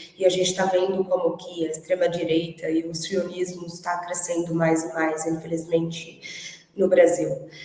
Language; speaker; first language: Portuguese; non-native, fluent; Arabic